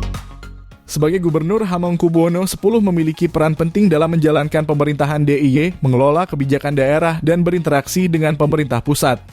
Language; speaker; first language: Indonesian; native; Indonesian